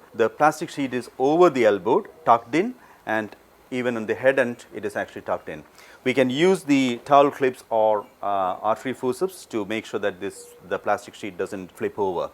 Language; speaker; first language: English; non-native, local second language; Malayalam